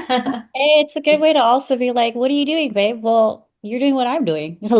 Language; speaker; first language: English; native; English